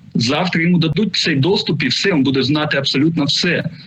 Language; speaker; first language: Ukrainian; non-native, local second language; Russian